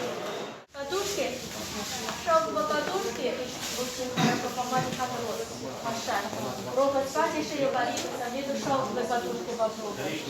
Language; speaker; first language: Russian; non-native, learner; Chinese